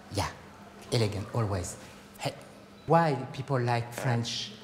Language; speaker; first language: English; non-native, learner; French